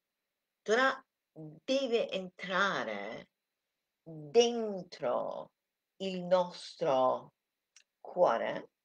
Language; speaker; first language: Italian; non-native, fluent; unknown